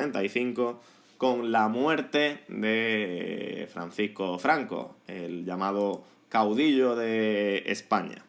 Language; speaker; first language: Spanish; native; Spanish